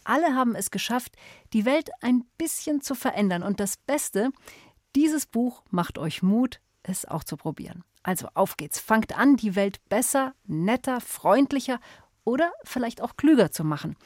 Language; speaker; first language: German; native; German